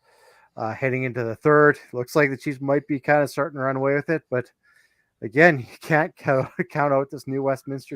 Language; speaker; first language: English; native; English